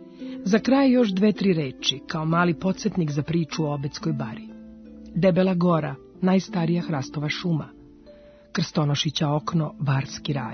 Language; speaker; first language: Serbian; native; Serbian